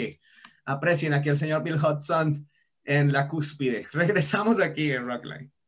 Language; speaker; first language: Spanish; native; Spanish